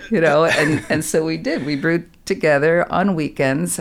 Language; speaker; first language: English; non-native, fluent; German